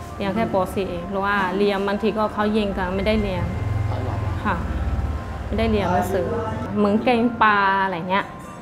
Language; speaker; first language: Thai; non-native, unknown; Karen languages